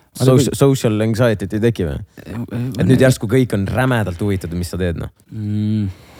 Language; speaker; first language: Estonian; non-native, local second language; Russian